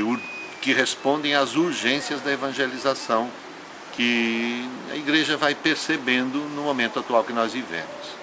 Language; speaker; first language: Portuguese; native; Portuguese